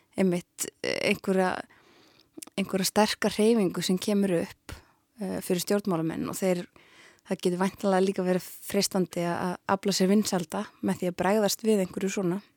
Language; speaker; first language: Icelandic; native; Icelandic